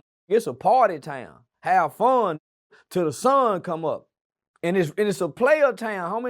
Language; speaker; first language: English; native; English